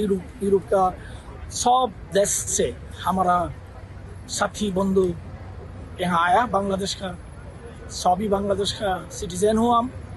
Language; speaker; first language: Hindi; non-native, learner; Bangla